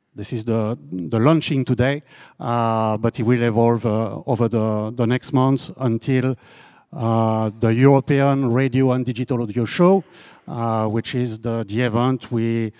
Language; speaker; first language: English; non-native, fluent; French